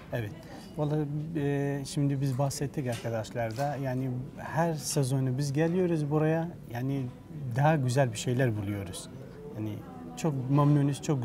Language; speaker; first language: Turkish; non-native, learner; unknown